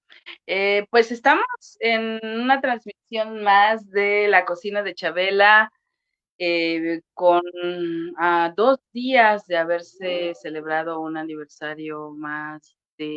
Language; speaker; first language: Spanish; native; Spanish